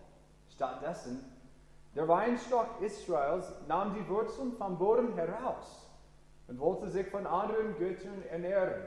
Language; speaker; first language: German; non-native, fluent; English